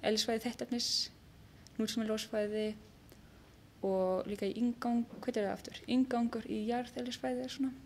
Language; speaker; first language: Icelandic; non-native, learner; German